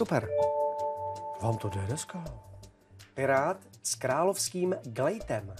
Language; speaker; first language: Czech; native; Czech